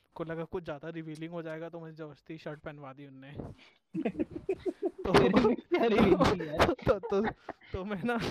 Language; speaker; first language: Hindi; native; Hindi